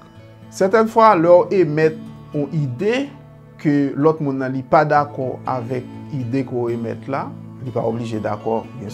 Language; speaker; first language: French; non-native, learner; Haitian Creole